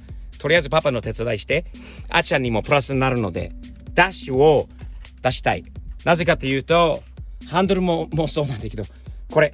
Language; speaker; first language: Japanese; native; Japanese